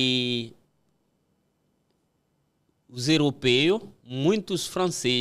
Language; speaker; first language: Portuguese; non-native, fluent; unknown